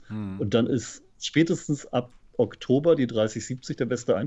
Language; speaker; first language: German; native; German